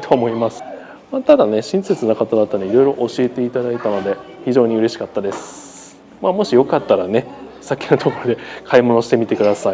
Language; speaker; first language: Japanese; native; Japanese